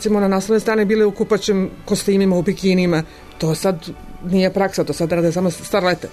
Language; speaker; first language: Serbian; native; Serbian